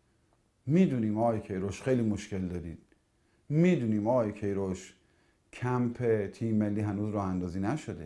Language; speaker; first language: Persian; native; Persian